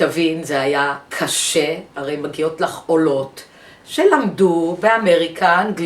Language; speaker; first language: Hebrew; early bilingual, other home language; English